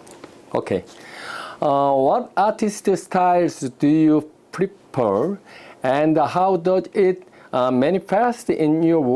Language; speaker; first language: English; non-native, learner; Korean